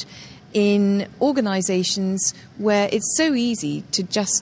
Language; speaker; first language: English; native; English